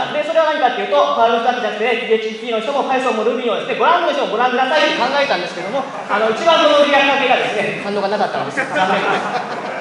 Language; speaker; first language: Japanese; native; Japanese